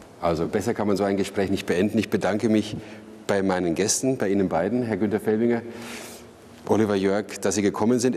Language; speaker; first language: German; native; German